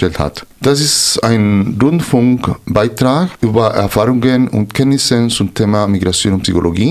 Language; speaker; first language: German; non-native, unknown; Spanish